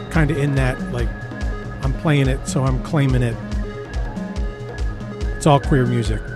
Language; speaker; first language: English; native; English